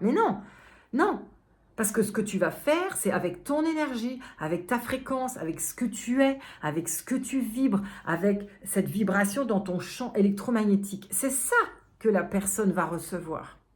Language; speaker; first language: French; native; French